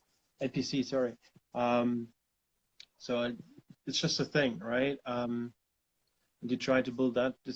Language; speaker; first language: English; non-native, fluent; German